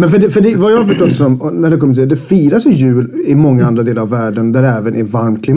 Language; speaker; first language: Swedish; native; Swedish